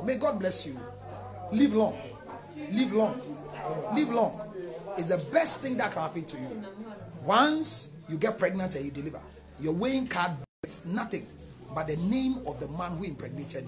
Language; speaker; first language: English; non-native, local second language; Akan